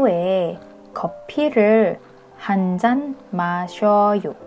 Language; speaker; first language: Korean; non-native, fluent; Indonesian